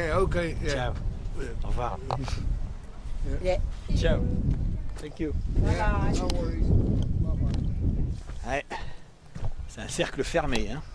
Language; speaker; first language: French; native; French